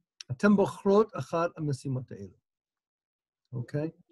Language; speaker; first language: Hebrew; non-native, fluent; English